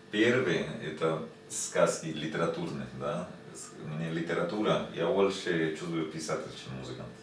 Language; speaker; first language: Russian; non-native, learner; Spanish